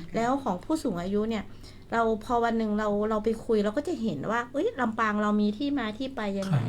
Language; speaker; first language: Thai; native; Thai